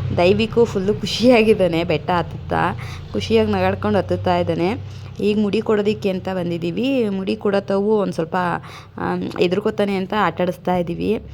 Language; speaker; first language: Kannada; native; Kannada